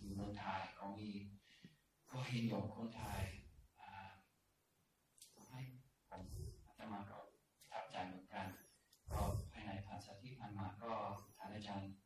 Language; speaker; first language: Thai; non-native, fluent; English